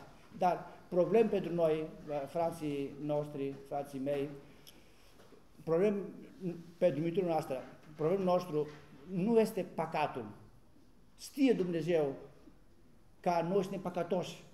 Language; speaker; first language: Romanian; non-native, learner; Greek